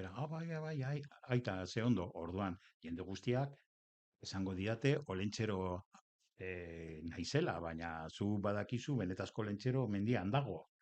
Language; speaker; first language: Basque; non-native, local second language; Spanish